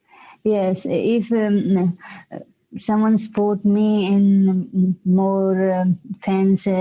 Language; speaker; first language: English; non-native, learner; Hindi